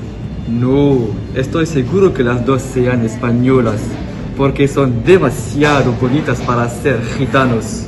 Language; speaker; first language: Spanish; non-native, learner; French